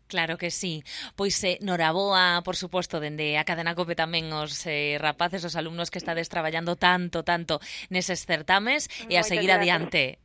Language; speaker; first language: Galician; native; Galician